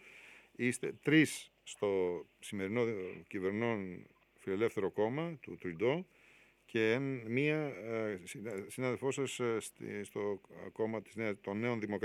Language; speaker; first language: Greek; native; Greek